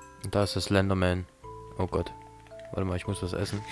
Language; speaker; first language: German; native; German